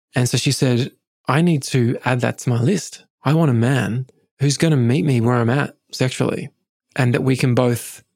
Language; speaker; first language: English; native; English